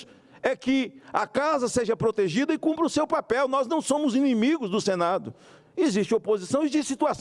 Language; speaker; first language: Portuguese; native; Portuguese